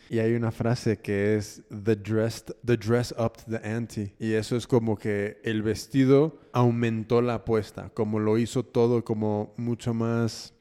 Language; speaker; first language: Spanish; early bilingual, heritage; Spanish